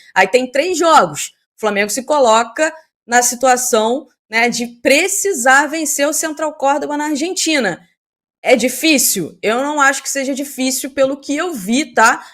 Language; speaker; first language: Portuguese; native; Portuguese